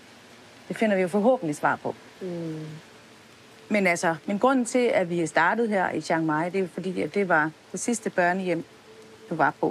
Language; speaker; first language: Danish; native; Danish